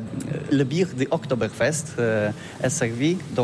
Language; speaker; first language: French; non-native, learner; Polish